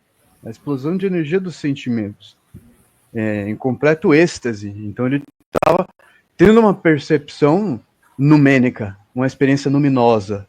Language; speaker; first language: Portuguese; native; Portuguese